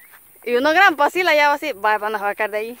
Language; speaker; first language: Spanish; native; Spanish